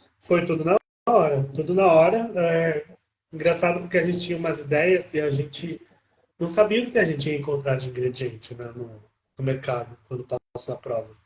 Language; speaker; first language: Portuguese; native; Portuguese